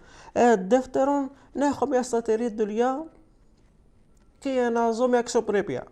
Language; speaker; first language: Greek; non-native, learner; Arabic